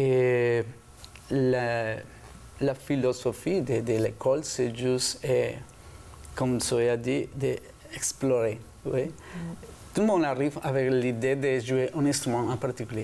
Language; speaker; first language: French; non-native, fluent; Spanish